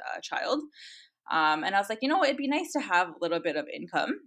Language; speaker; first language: English; native; English